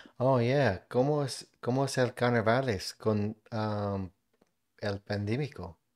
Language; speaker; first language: Spanish; non-native, learner; English